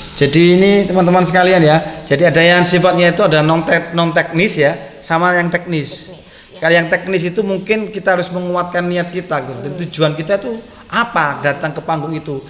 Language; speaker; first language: Indonesian; native; Indonesian